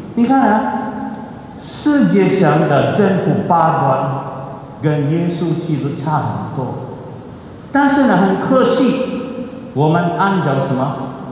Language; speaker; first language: Chinese; non-native, fluent; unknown